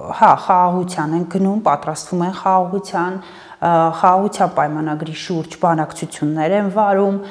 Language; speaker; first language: Armenian; native; Armenian